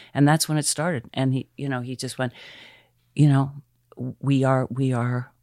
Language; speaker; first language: English; native; English